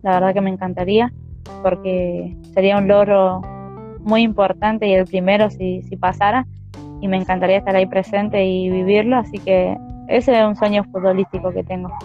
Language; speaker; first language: Spanish; native; Spanish